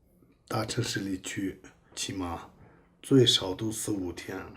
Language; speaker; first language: Chinese; non-native, local second language; Tibetan